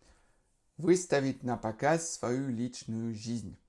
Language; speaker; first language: Russian; non-native, fluent; French